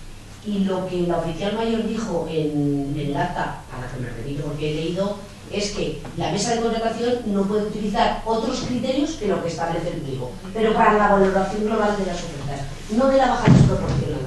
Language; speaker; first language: Spanish; native; Spanish